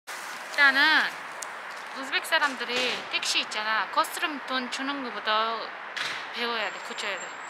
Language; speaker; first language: Korean; non-native, fluent; Uzbek